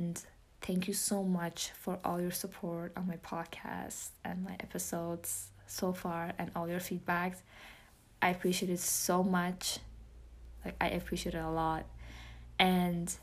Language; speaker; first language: English; non-native, fluent; Persian